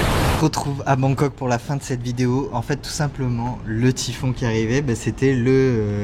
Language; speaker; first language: French; native; French